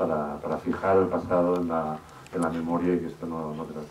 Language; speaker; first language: Spanish; native; Spanish